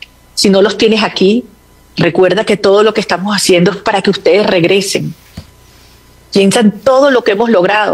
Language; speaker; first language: Spanish; native; Spanish